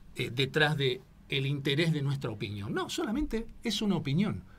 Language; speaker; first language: Spanish; native; Spanish